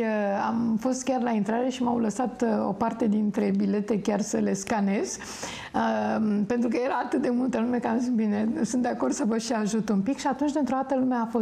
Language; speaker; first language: Romanian; native; Romanian